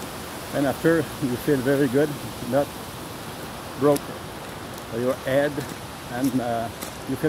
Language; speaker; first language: English; non-native, learner; French